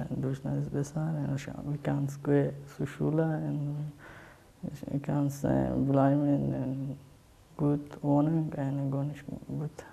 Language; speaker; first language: German; non-native, learner; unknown